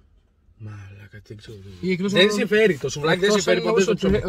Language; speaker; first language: Greek; native; Greek